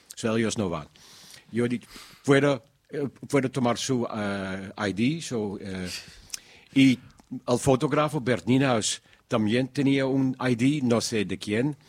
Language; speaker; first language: Spanish; non-native, learner; Dutch